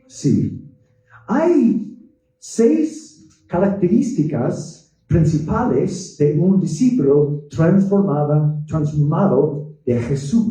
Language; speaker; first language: Spanish; non-native, fluent; English